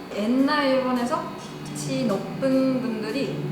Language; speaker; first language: Korean; non-native, learner; Japanese